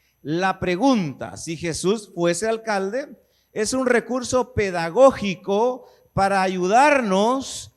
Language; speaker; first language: Spanish; native; Spanish